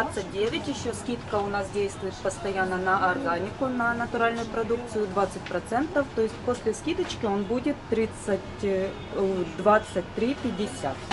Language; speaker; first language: Russian; native; Russian